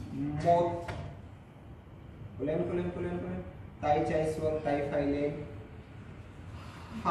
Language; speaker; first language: Vietnamese; non-native, learner; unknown